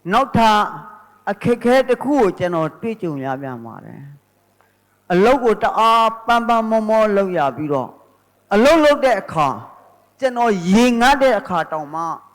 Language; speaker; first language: Burmese; native; Burmese